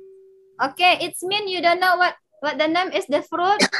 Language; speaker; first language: English; non-native, learner; Indonesian